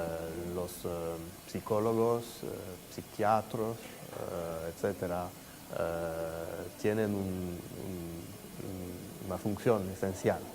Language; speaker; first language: Spanish; non-native, fluent; French